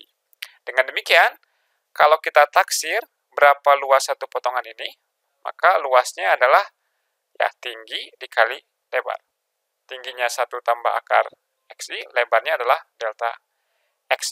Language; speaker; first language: Indonesian; native; Indonesian